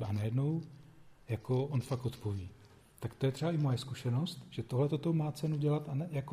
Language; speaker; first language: Czech; native; Czech